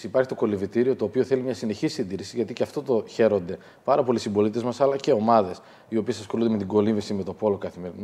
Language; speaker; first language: Greek; native; Greek